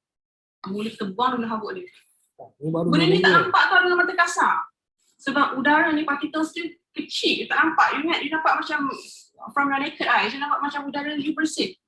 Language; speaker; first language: Malay; native; Malay